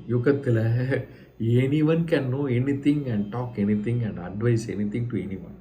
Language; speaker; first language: English; non-native, local second language; Tamil